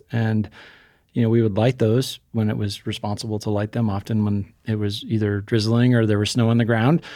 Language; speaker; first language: English; native; English